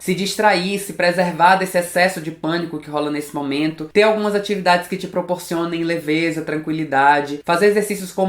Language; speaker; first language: Portuguese; native; Portuguese